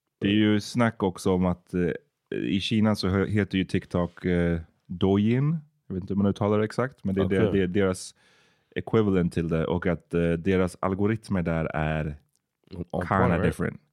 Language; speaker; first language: Swedish; native; Swedish